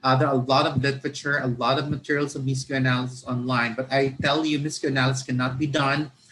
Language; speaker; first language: English; non-native, local second language; Filipino